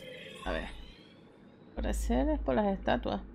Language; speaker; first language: Spanish; early bilingual, heritage; Spanish